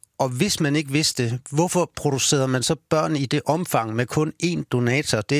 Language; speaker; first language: Danish; native; Danish